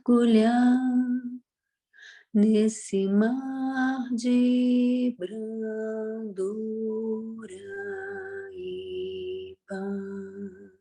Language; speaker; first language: Portuguese; native; Portuguese